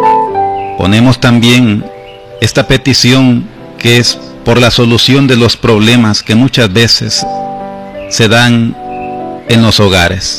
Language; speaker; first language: Spanish; native; Spanish